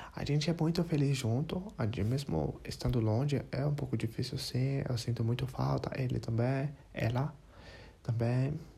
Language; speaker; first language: Portuguese; non-native, learner; English